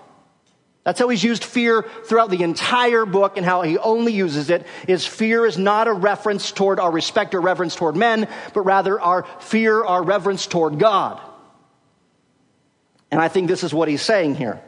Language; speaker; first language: English; native; English